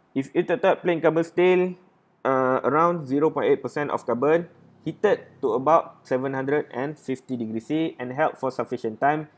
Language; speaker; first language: English; non-native, local second language; Malay